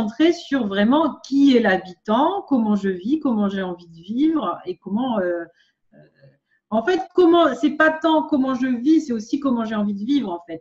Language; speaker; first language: French; native; French